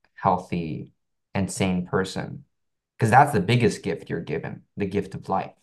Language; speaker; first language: English; non-native, local second language; Cantonese